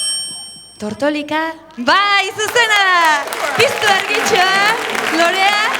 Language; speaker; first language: Basque; native; Basque